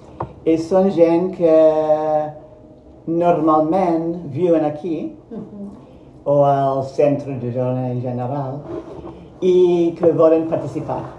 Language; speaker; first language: Catalan; non-native, fluent; Spanish